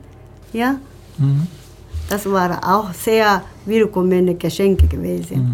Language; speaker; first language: German; non-native, learner; Japanese